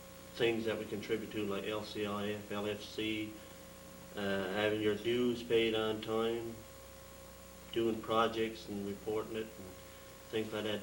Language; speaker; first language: English; native; English